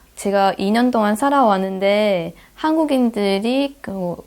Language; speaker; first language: Korean; non-native, learner; Chinese